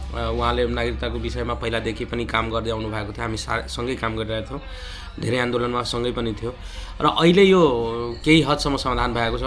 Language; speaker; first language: Nepali; non-native, local second language; Maithili